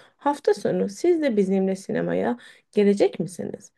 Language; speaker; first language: Turkish; non-native, fluent; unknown